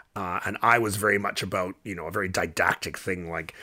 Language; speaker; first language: English; native; English